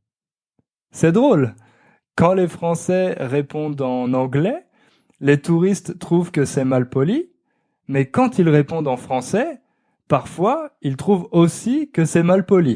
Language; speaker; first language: French; native; French